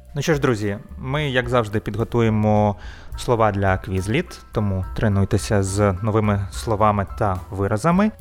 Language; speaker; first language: Ukrainian; native; Ukrainian